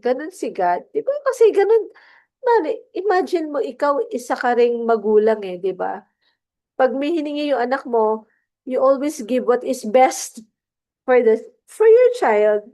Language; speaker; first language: Filipino; non-native, local second language; Cebuano